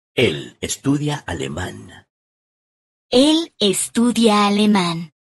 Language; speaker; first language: Spanish; non-native, fluent; Hindi